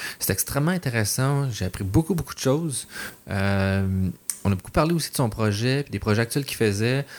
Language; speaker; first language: French; native; French